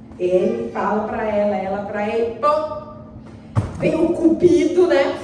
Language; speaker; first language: Portuguese; native; Portuguese